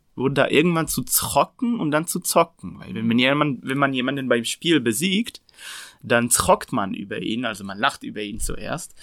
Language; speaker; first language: German; non-native, fluent; Hebrew